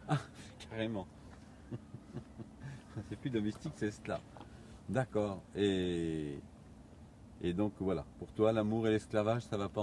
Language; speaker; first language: French; native; French